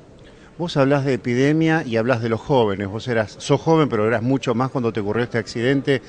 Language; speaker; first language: Spanish; native; Spanish